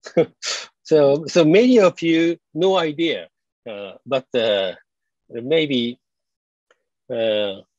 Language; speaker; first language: English; non-native, fluent; Japanese